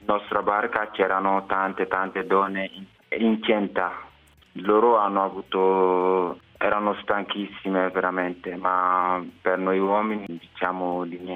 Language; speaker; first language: Italian; non-native, fluent; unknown